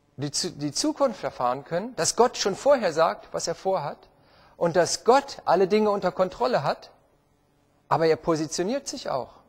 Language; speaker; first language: German; native; German